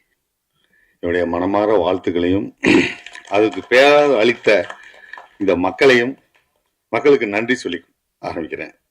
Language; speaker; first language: Tamil; native; Tamil